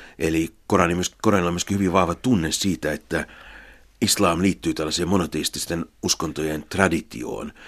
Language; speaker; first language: Finnish; native; Finnish